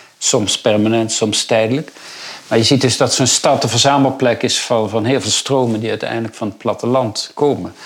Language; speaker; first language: Dutch; native; Dutch